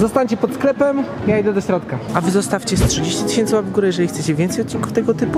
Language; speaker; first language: Polish; native; Polish